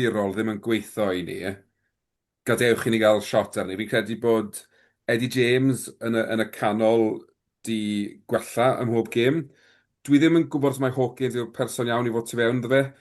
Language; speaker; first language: Welsh; native; Welsh